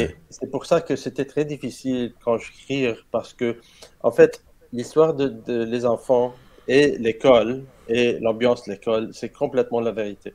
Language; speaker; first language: French; non-native, learner; Arabic